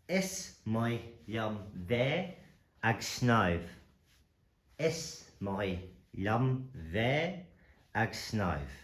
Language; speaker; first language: Irish; non-native, local second language; English